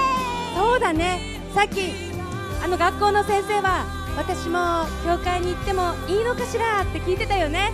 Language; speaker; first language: Japanese; native; Japanese